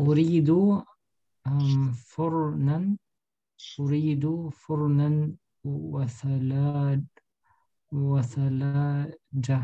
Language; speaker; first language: Arabic; non-native, learner; German